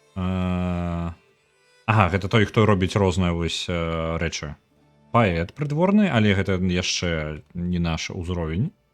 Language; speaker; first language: Belarusian; non-native, local second language; Russian